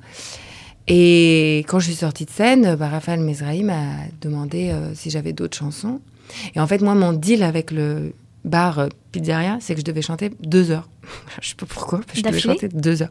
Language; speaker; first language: French; early bilingual, other home language; Lithuanian